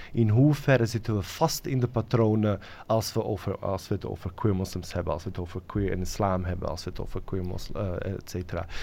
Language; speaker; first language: Dutch; non-native, fluent; Bosnian